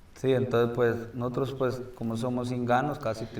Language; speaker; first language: Spanish; native; Spanish